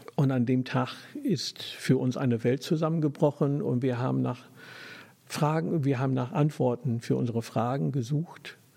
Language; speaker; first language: German; non-native, fluent; English